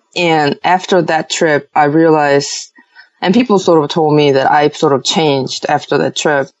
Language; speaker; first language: English; non-native, fluent; Korean